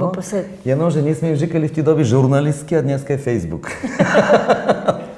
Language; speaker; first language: Czech; non-native, fluent; Bulgarian